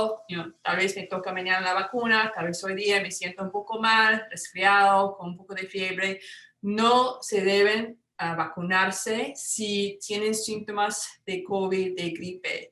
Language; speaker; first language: Spanish; non-native, fluent; English